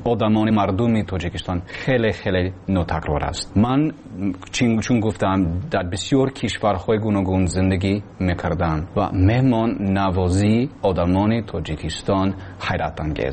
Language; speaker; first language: Persian; non-native, learner; English